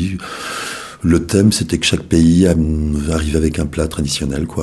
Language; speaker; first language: French; native; French